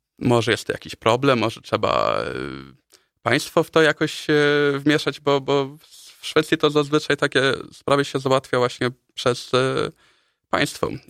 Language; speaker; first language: Polish; early bilingual, heritage; Polish